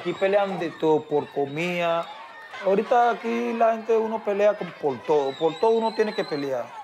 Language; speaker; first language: Spanish; native; Spanish